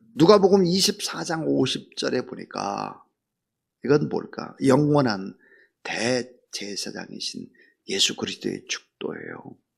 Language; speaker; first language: Korean; native; Korean